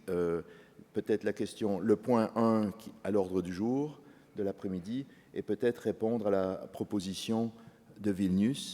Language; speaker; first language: French; native; French